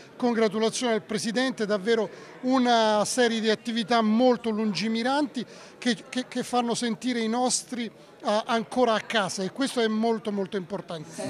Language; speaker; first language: Italian; native; Italian